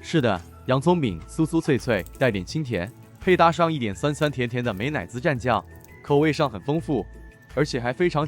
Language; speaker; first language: Chinese; native; Chinese